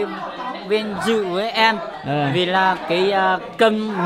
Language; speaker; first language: Vietnamese; non-native, local second language; Hmong